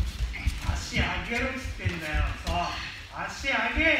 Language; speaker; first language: Japanese; native; Japanese